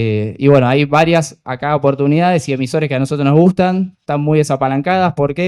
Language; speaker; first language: Spanish; native; Spanish